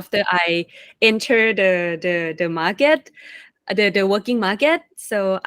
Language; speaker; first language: English; non-native, fluent; Thai